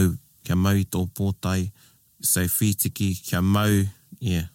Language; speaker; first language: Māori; non-native, local second language; English